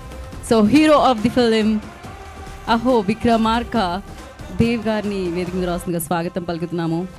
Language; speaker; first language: Telugu; native; Telugu